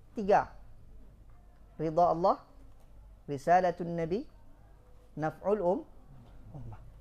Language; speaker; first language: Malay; non-native, local second language; Achinese